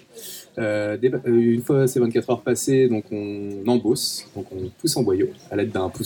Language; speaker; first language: French; native; French